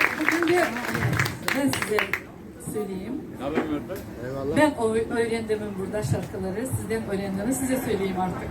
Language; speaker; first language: Turkish; non-native, learner; Crimean Tatar